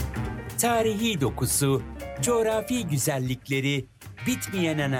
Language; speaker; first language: Turkish; native; Turkish